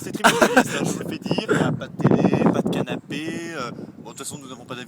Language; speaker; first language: French; native; French